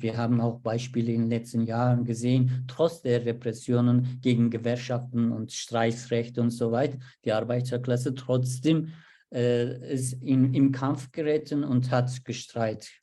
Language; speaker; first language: German; non-native, learner; Turkish